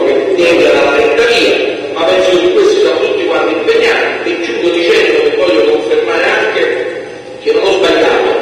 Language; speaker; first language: Italian; native; Italian